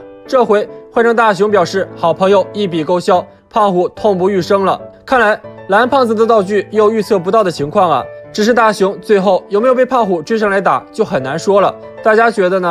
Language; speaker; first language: Chinese; native; Chinese